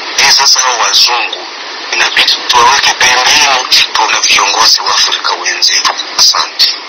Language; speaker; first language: Swahili; non-native, local second language; Kinyarwanda